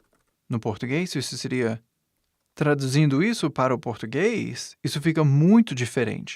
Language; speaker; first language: Portuguese; non-native, fluent; English